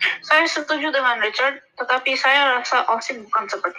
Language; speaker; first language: Indonesian; non-native, learner; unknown